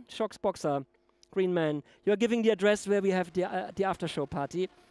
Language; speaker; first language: English; non-native, fluent; German